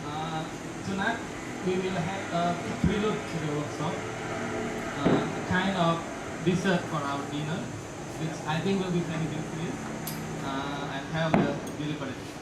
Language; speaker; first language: English; non-native, local second language; Indonesian